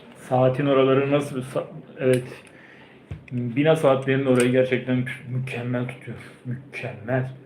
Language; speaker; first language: Turkish; early bilingual, heritage; Turkish